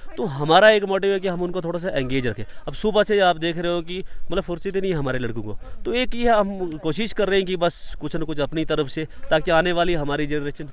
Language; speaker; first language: Hindi; non-native, local second language; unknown